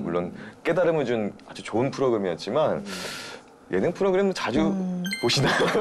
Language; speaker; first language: Korean; native; Korean